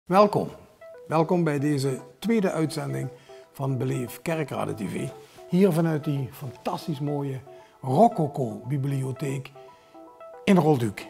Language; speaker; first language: Dutch; native; Dutch